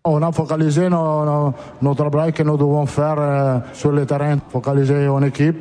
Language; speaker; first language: French; non-native, fluent; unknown